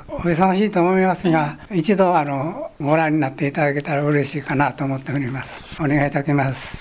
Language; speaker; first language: Japanese; native; Japanese